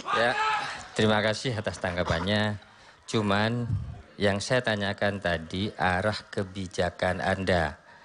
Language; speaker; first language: Indonesian; non-native, local second language; Madurese